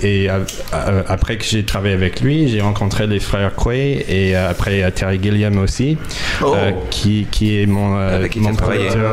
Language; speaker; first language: French; non-native, fluent; English